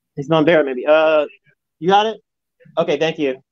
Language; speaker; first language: English; native; English